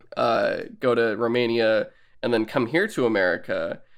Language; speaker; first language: English; native; English